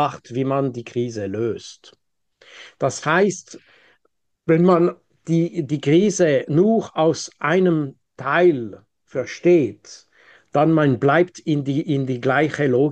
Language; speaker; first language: German; non-native, local second language; French